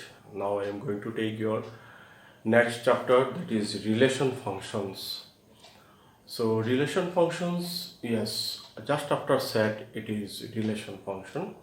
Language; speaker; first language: English; non-native, local second language; Bangla